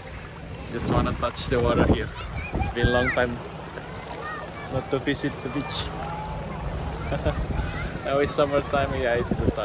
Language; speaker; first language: English; non-native, learner; Indonesian